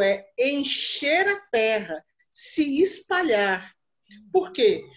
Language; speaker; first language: Portuguese; native; Portuguese